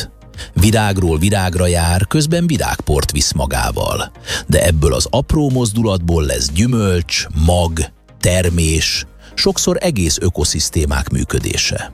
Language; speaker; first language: Hungarian; native; Hungarian